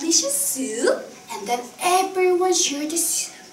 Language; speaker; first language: English; non-native, fluent; Korean